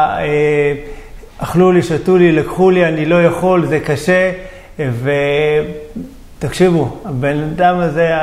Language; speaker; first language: Hebrew; native; Hebrew